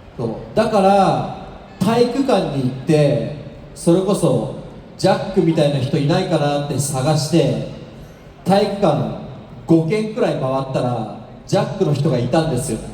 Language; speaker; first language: Japanese; native; Japanese